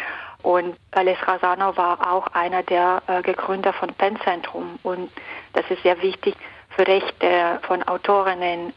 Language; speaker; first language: German; non-native, fluent; Belarusian